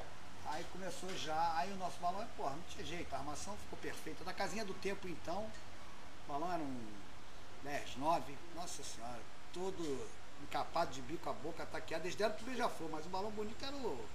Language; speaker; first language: Portuguese; native; Portuguese